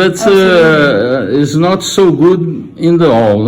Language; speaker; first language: English; non-native, learner; Portuguese